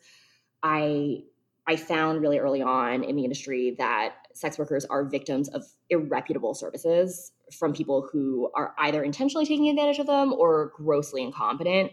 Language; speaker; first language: English; early bilingual, other home language; Chinese